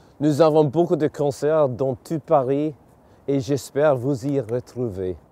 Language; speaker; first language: French; non-native, fluent; English